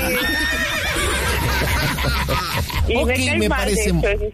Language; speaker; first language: Spanish; native; Spanish